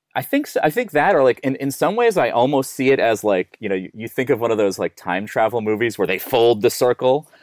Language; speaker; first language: English; native; English